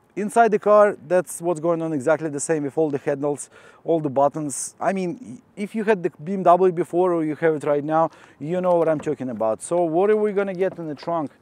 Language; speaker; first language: English; non-native, fluent; Russian